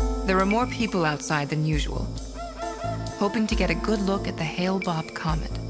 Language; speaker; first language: English; native; English